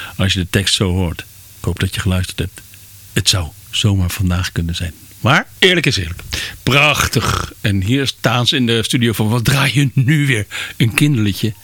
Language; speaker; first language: Dutch; native; Dutch